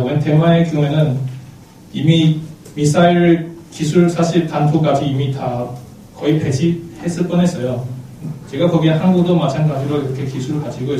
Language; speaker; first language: Korean; non-native, fluent; Chinese